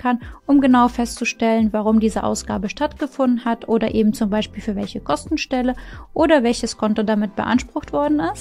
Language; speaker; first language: German; non-native, fluent; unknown